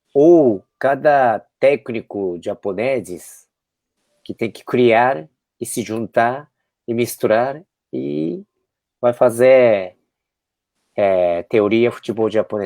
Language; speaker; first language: Portuguese; non-native, fluent; Japanese